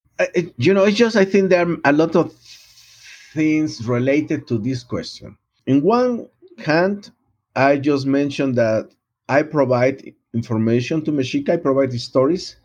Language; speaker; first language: English; non-native, fluent; Spanish